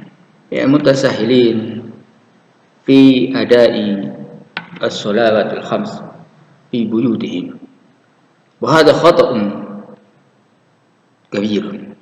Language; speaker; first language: Arabic; non-native, fluent; Indonesian